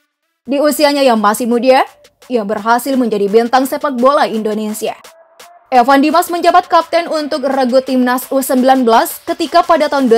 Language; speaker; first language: Indonesian; native; Indonesian